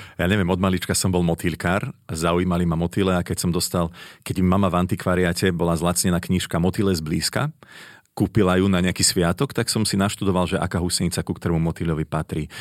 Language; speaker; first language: Slovak; native; Slovak